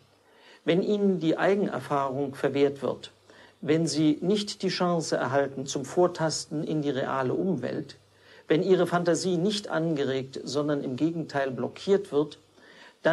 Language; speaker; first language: German; native; German